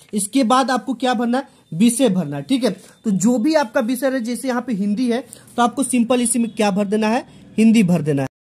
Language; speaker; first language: Hindi; native; Hindi